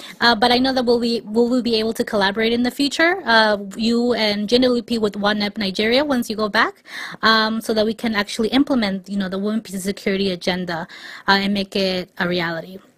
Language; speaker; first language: English; native; English